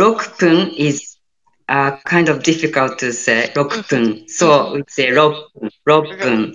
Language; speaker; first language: English; non-native, learner; Japanese